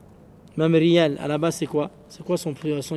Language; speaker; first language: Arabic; early bilingual, heritage; Arabic